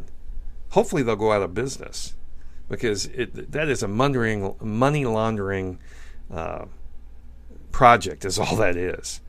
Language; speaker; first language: English; native; English